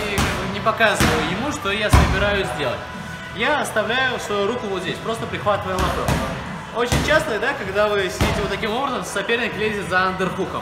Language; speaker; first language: Russian; native; Russian